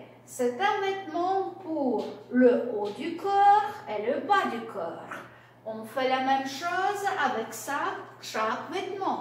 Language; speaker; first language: French; non-native, fluent; Russian